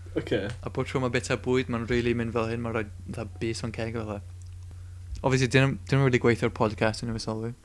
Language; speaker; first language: Welsh; native; Welsh